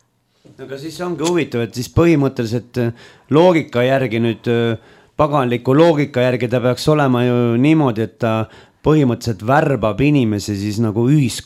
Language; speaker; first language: Estonian; native; Estonian